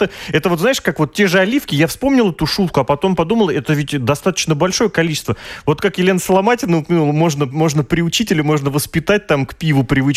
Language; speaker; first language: Russian; native; Russian